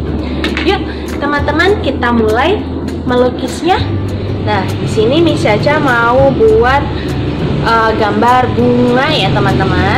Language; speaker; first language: Indonesian; native; Indonesian